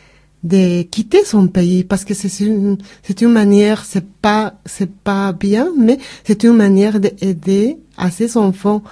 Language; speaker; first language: French; non-native, learner; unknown